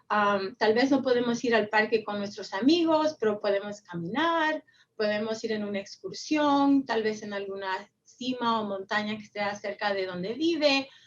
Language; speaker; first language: Spanish; early bilingual, heritage; Spanish